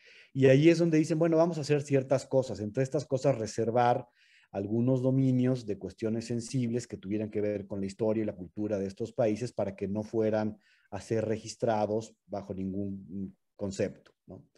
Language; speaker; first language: Spanish; native; Spanish